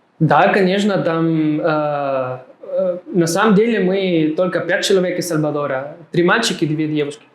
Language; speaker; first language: Russian; non-native, fluent; Spanish